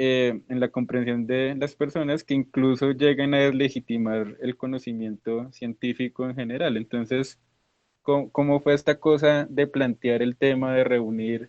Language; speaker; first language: Spanish; native; Spanish